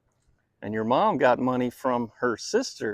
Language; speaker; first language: English; native; English